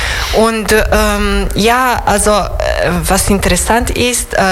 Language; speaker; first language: German; non-native, fluent; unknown